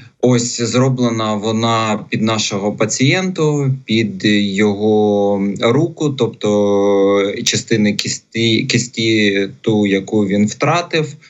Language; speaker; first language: Ukrainian; non-native, local second language; Russian